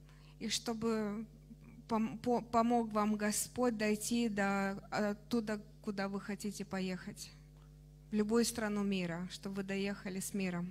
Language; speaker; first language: Russian; non-native, fluent; Romanian